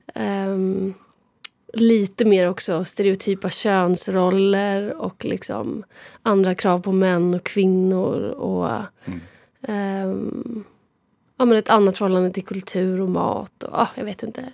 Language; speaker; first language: Swedish; native; Swedish